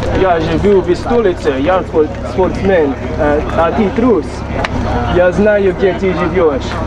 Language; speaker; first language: Russian; non-native, learner; English